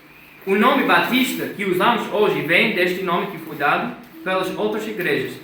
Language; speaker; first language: Portuguese; non-native, fluent; English